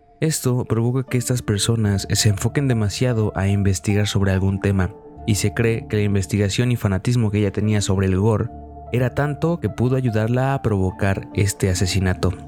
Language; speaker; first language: Spanish; native; Spanish